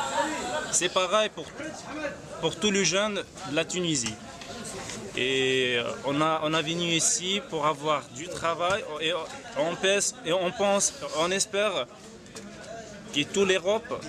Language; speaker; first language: French; non-native, learner; Arabic